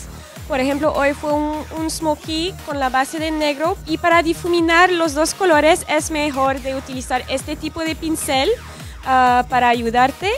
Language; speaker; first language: Spanish; non-native, fluent; French